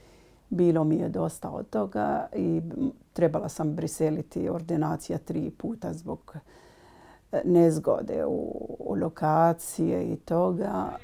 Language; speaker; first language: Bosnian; non-native, learner; Arabic